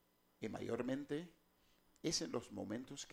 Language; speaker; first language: Spanish; non-native, fluent; English